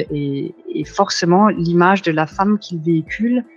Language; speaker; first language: French; non-native, fluent; German